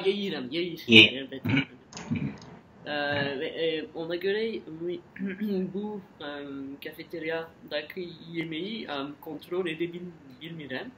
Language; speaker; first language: Azerbaijani; non-native, learner; French